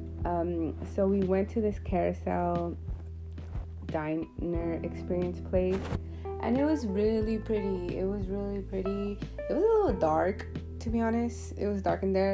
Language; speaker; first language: English; early bilingual, other home language; Spanish